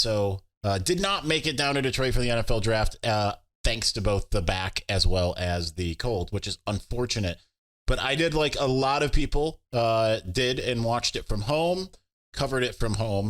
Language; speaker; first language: English; native; English